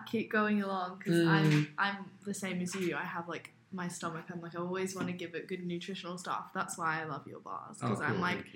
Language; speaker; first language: English; native; English